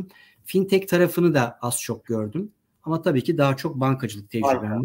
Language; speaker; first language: Turkish; native; Turkish